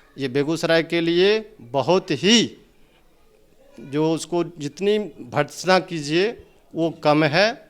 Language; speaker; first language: Hindi; native; Hindi